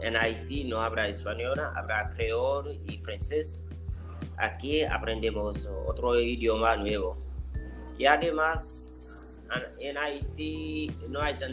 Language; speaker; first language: Spanish; non-native, learner; Haitian Creole